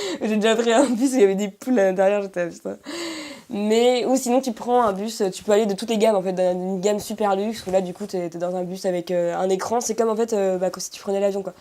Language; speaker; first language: French; native; French